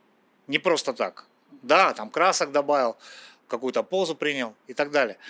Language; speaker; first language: Russian; native; Russian